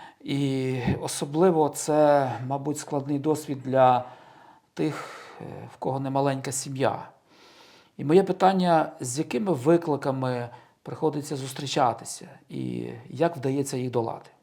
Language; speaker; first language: Ukrainian; native; Ukrainian